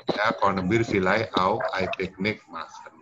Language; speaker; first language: German; non-native, fluent; Indonesian